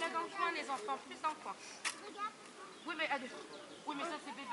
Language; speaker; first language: French; native; French